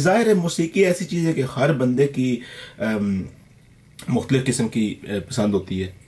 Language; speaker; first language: Urdu; early bilingual, other home language; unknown